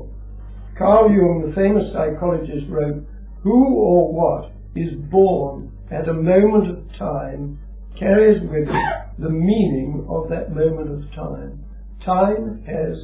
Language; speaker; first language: English; native; English